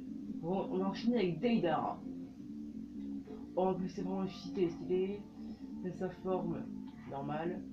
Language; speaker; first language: French; native; French